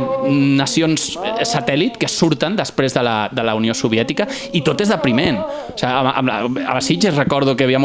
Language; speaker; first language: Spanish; non-native, local second language; Catalan